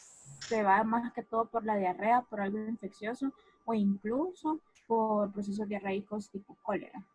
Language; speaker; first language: Spanish; native; Spanish